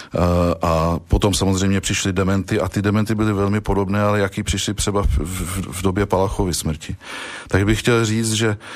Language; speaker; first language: Czech; native; Czech